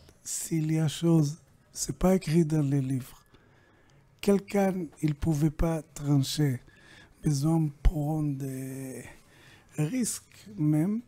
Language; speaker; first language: French; non-native, learner; Hebrew